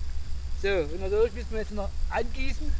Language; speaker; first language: German; non-native, fluent; Russian